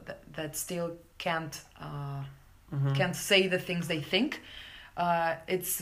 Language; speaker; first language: English; non-native, fluent; Spanish